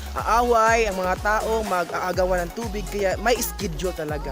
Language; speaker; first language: Filipino; non-native, local second language; Cebuano